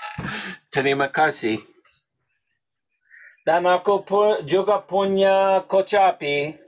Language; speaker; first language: Indonesian; non-native, learner; English